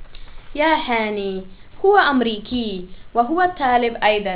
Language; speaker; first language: Arabic; non-native, learner; English